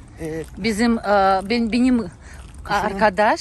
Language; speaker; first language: Turkish; non-native, local second language; Russian